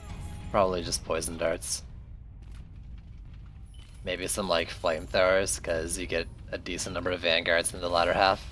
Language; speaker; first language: English; native; English